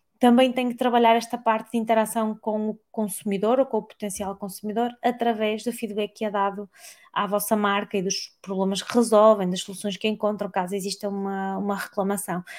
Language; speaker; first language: Portuguese; native; Portuguese